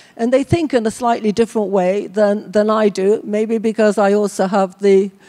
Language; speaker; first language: English; native; English